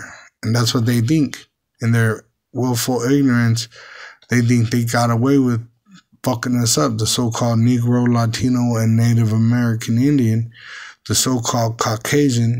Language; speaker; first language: English; native; English